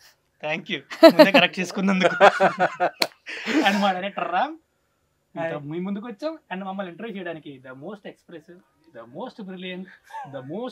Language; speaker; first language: Telugu; native; Telugu